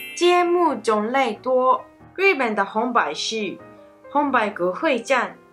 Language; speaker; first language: Chinese; non-native, fluent; Japanese